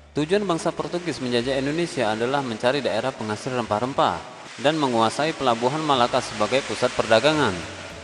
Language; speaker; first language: Indonesian; native; Indonesian